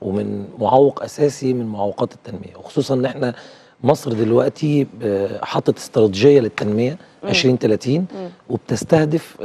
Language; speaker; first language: Arabic; native; Arabic